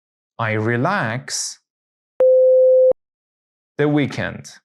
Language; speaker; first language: English; non-native, fluent; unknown